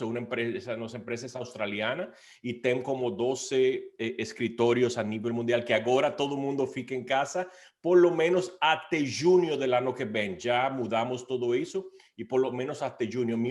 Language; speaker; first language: Spanish; non-native, learner; Portuguese